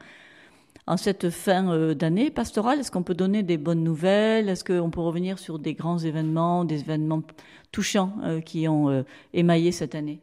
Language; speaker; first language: French; native; French